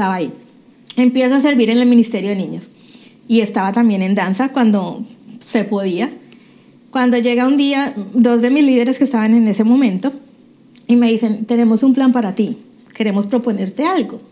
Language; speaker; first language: Spanish; native; Spanish